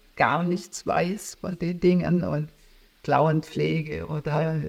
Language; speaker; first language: German; native; German